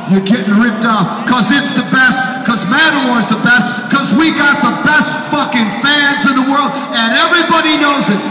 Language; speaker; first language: English; native; English